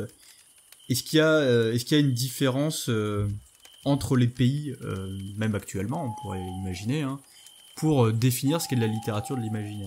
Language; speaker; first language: French; native; French